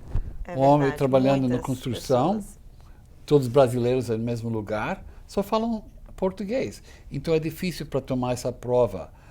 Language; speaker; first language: Portuguese; non-native, fluent; English